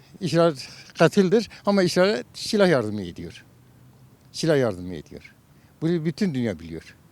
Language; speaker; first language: Turkish; non-native, local second language; Kurdish